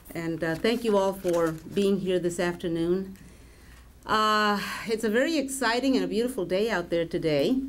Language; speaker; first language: English; early bilingual, other home language; Spanish